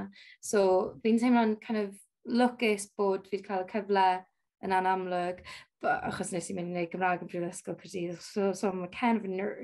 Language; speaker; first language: Welsh; non-native, local second language; English